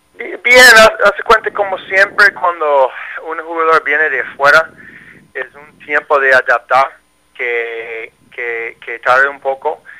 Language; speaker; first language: Spanish; non-native, learner; English